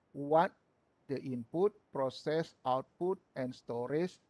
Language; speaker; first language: English; non-native, local second language; Malay